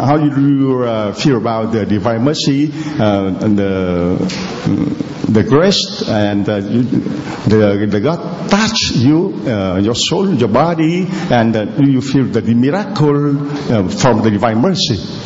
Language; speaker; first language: English; non-native, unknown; Vietnamese